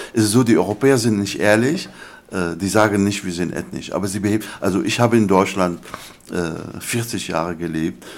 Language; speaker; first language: German; non-native, fluent; Arabic